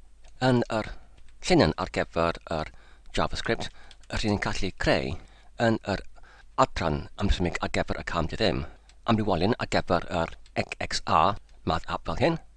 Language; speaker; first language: Welsh; non-native, learner; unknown